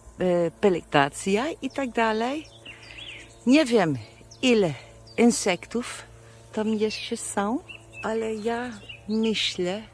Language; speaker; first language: Polish; non-native, learner; Dutch